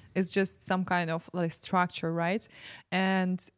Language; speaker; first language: English; non-native, fluent; Ukrainian